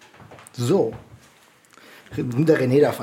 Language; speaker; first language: German; native; German